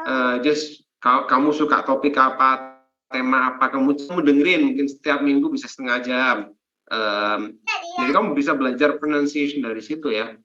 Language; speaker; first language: Indonesian; non-native, fluent; English